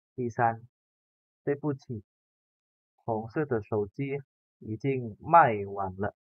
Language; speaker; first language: Chinese; non-native, fluent; Indonesian